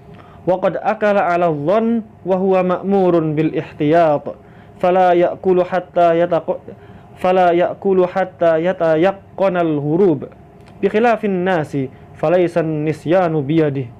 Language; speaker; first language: Arabic; non-native, fluent; Indonesian